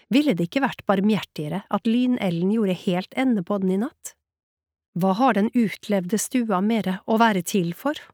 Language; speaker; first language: Norwegian; native; Norwegian